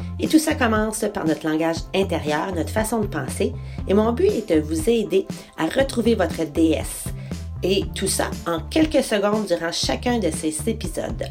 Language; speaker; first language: French; native; French